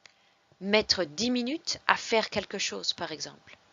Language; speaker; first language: French; non-native, fluent; English